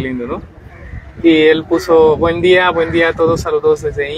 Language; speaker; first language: Spanish; non-native, learner; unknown